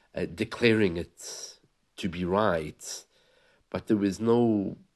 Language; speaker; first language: English; native; English